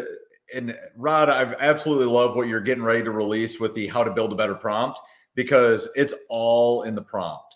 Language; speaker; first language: English; native; English